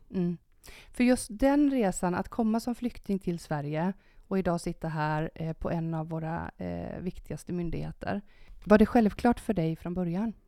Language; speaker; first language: Swedish; native; Swedish